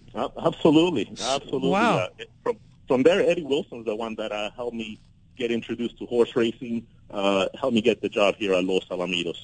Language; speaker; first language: English; early bilingual, other home language; Spanish